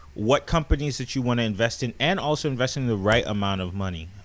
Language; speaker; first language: English; native; English